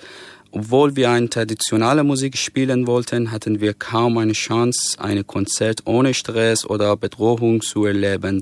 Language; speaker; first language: German; non-native, fluent; Persian